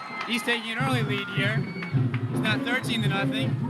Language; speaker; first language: English; native; English